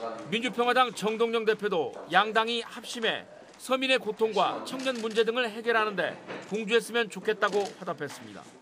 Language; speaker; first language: Korean; native; Korean